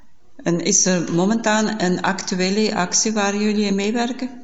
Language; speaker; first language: Dutch; non-native, fluent; German